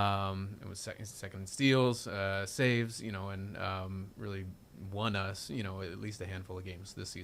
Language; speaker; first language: English; native; English